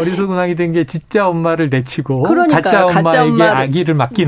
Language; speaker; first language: Korean; native; Korean